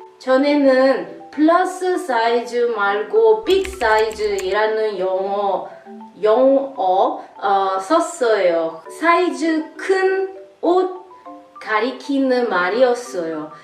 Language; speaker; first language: Korean; non-native, learner; Italian